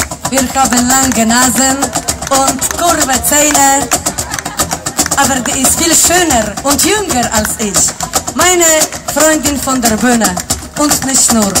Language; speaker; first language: German; non-native, learner; Polish